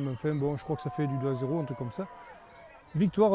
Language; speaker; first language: French; native; French